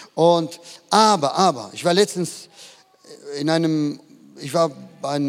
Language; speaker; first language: German; native; German